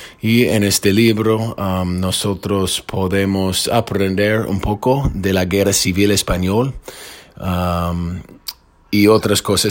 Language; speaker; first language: Spanish; non-native, fluent; English